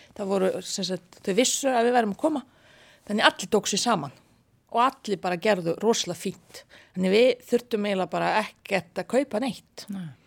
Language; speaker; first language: Icelandic; non-native, fluent; Bosnian